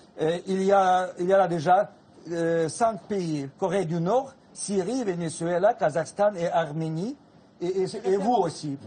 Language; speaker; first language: French; non-native, fluent; Russian